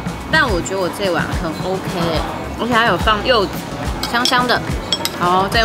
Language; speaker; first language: Chinese; native; Chinese